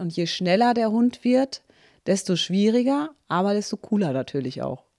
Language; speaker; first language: German; native; German